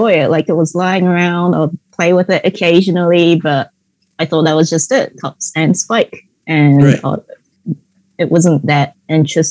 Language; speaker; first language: English; native; English